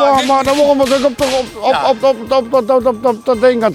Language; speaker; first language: Dutch; native; Dutch